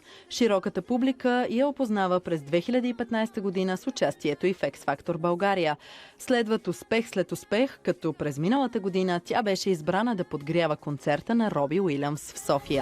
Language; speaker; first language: Bulgarian; native; Bulgarian